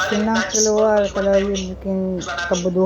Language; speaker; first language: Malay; non-native, learner; Filipino